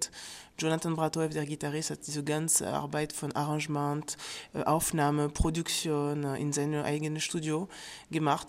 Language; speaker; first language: German; non-native, fluent; French